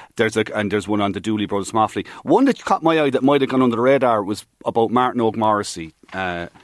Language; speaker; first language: English; native; English